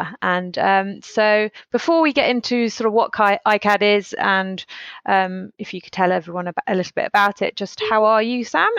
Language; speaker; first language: English; native; English